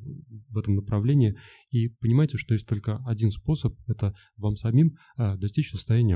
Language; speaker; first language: Russian; native; Russian